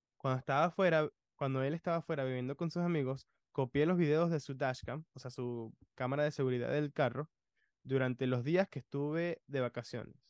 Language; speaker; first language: Spanish; early bilingual, other home language; English